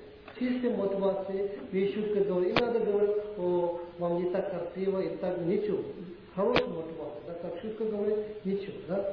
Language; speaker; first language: Russian; non-native, learner; Tibetan